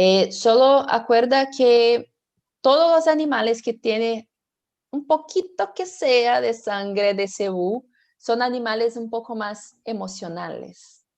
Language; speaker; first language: Spanish; non-native, fluent; Portuguese